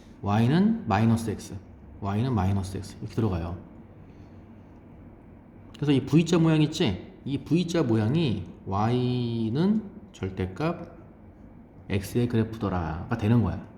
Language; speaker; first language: Korean; native; Korean